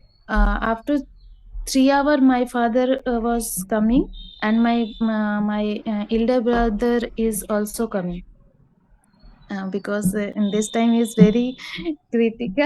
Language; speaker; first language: English; non-native, learner; Hindi